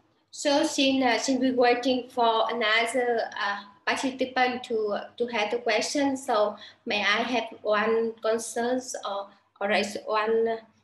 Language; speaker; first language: English; non-native, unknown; Vietnamese